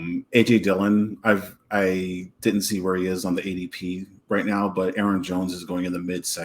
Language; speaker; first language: English; native; English